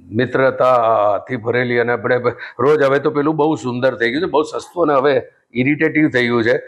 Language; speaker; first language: Gujarati; native; Gujarati